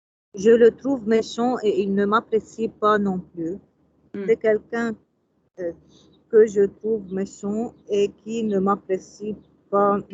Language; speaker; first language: French; non-native, learner; Arabic